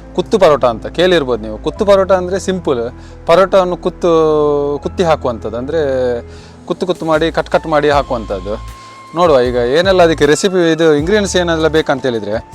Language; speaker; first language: Kannada; non-native, local second language; Tulu